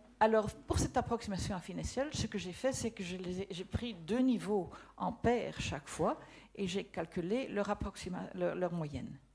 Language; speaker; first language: French; non-native, local second language; Dutch